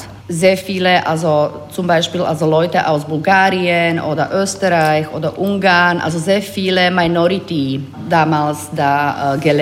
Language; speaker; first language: German; non-native, fluent; Slovak